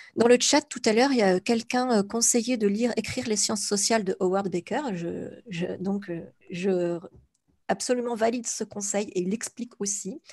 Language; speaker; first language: French; native; French